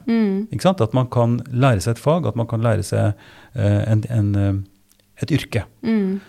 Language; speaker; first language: Norwegian; native; Norwegian